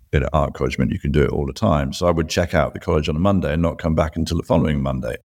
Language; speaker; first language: English; native; English